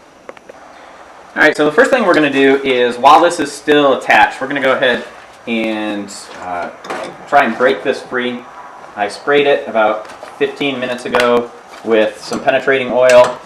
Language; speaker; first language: English; native; English